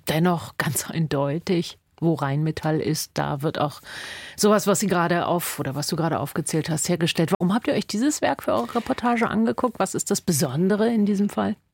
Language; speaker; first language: German; native; German